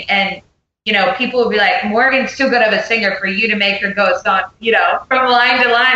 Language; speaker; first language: English; native; English